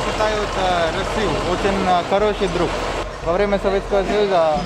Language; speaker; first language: Russian; non-native, learner; Hindi